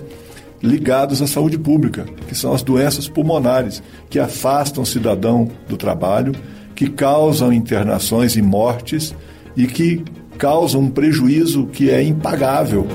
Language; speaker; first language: Portuguese; native; Portuguese